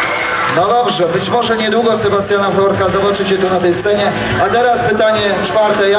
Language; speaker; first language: Polish; native; Polish